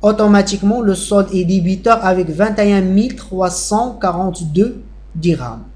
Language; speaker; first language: French; non-native, local second language; Arabic